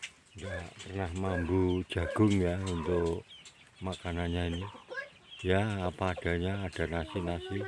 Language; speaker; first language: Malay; non-native, local second language; Javanese